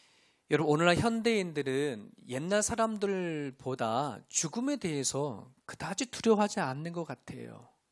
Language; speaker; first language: Korean; native; Korean